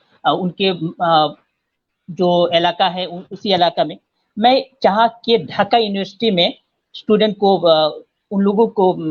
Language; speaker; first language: Hindi; non-native, fluent; Bangla